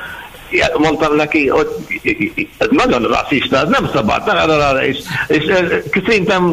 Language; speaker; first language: Hungarian; non-native, learner; English